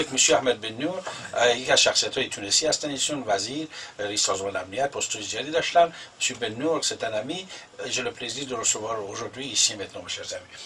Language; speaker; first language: French; non-native, fluent; Persian